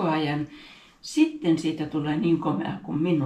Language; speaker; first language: Finnish; native; Finnish